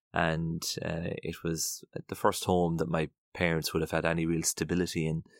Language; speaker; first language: English; native; English